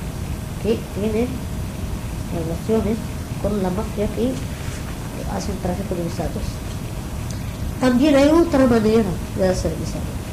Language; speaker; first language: Spanish; non-native, learner; Arabic